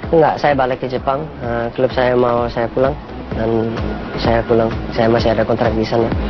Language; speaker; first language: Indonesian; non-native, learner; Dutch